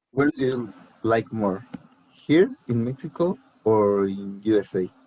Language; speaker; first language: English; non-native, learner; Spanish